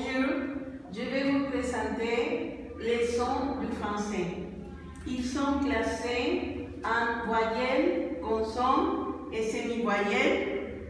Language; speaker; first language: French; non-native, learner; Spanish